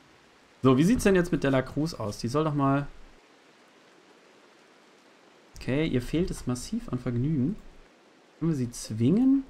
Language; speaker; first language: German; native; German